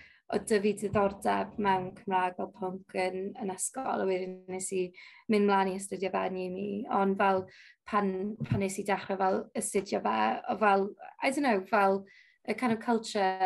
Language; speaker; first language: Welsh; non-native, local second language; English